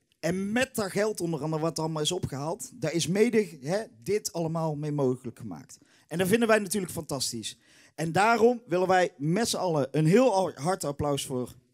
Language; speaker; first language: Dutch; native; Dutch